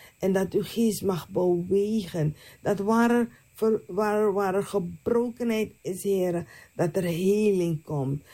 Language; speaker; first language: Dutch; native; Dutch